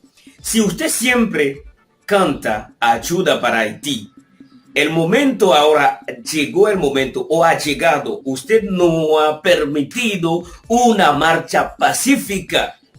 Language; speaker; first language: Spanish; non-native, fluent; Haitian Creole